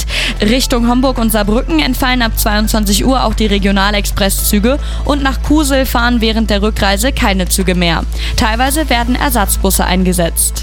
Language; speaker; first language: German; native; German